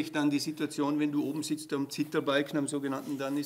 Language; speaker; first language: German; native; German